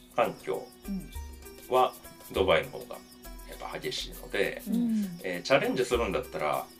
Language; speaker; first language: Japanese; native; Japanese